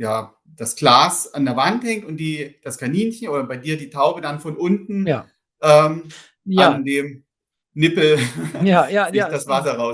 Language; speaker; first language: German; native; German